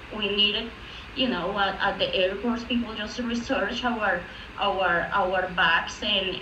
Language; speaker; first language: English; non-native, fluent; Spanish